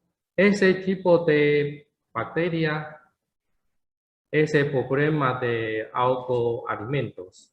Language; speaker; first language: Spanish; non-native, learner; Chinese